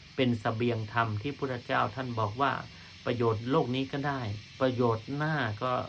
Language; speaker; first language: Thai; native; Thai